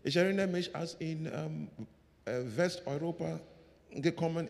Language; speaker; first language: German; non-native, learner; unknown